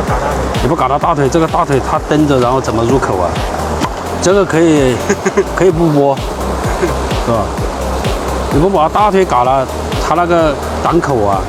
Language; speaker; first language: Chinese; native; Chinese